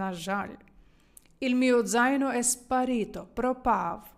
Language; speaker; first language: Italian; non-native, fluent; Ukrainian